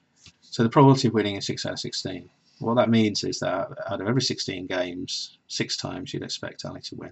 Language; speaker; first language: English; native; English